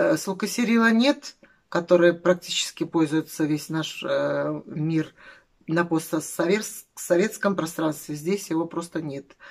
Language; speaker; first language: Russian; native; Russian